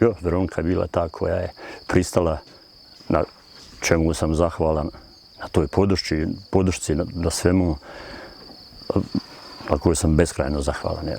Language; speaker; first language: Bosnian; native; Bosnian